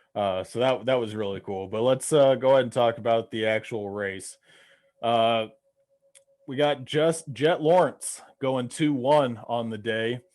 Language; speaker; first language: English; native; English